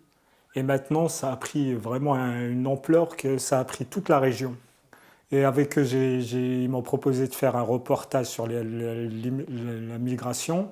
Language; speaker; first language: French; early bilingual, other home language; Arabic